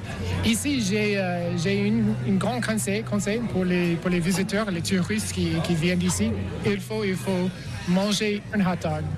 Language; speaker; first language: French; non-native, learner; English